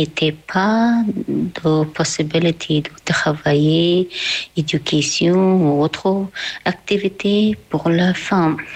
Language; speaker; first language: French; non-native, learner; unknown